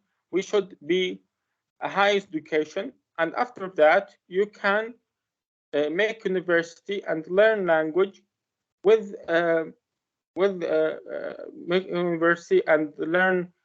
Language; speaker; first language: English; non-native, learner; Arabic